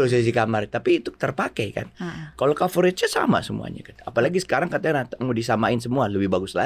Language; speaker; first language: Indonesian; native; Indonesian